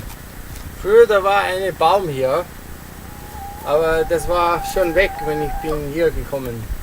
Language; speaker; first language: German; non-native, learner; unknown